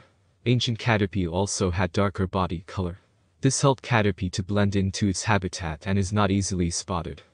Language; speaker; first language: English; non-native, fluent; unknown